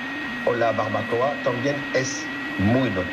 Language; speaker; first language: Spanish; non-native, fluent; French